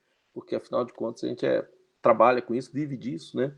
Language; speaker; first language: Portuguese; native; Portuguese